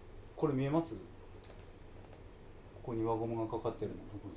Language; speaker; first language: Japanese; native; Japanese